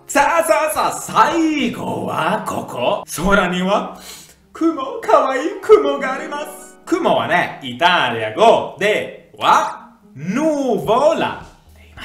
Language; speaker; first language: Japanese; non-native, fluent; Italian